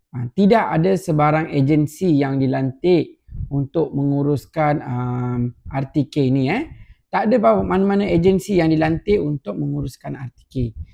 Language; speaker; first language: Malay; non-native, local second language; Tamil